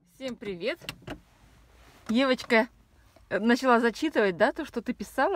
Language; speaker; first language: Russian; native; Russian